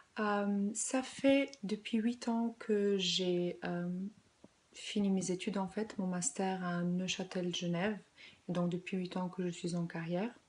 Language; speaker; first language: French; non-native, fluent; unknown